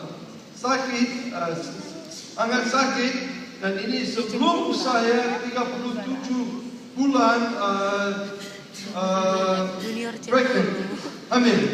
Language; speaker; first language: Indonesian; non-native, learner; English